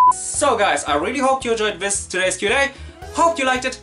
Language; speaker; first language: English; non-native, fluent; German